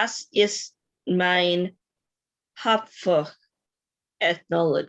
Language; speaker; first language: German; non-native, learner; English